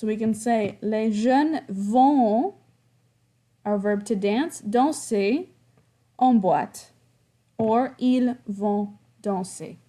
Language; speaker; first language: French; non-native, fluent; English